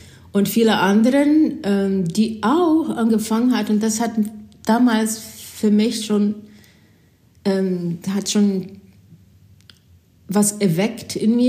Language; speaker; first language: German; non-native, fluent; Portuguese